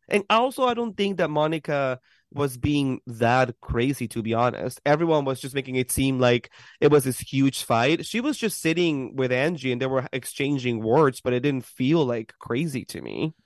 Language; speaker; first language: English; early bilingual, other home language; Spanish